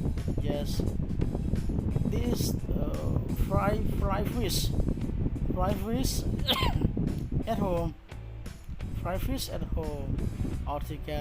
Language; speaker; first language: English; non-native, learner; Khmer